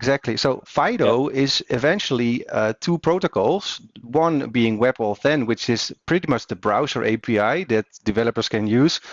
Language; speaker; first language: English; non-native, fluent; Dutch